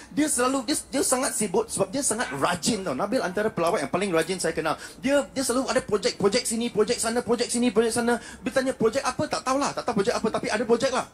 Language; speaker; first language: Malay; non-native, local second language; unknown